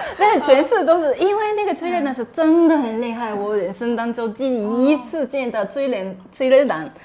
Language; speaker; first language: Chinese; non-native, fluent; Japanese